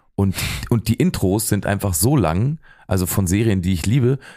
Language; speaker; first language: German; native; German